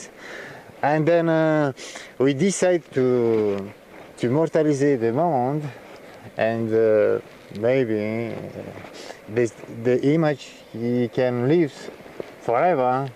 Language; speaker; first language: English; non-native, learner; French